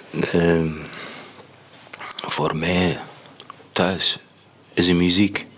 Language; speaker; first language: Dutch; non-native, learner; Arabic